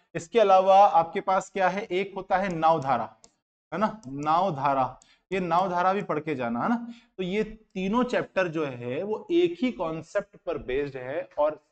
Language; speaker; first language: Hindi; native; Hindi